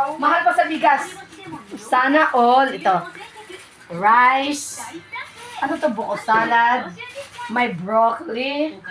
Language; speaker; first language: Filipino; non-native, local second language; Cebuano